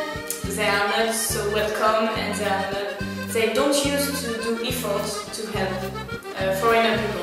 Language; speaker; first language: English; non-native, learner; French